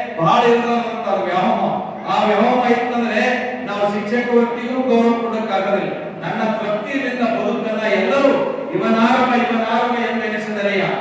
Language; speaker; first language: Kannada; native; Kannada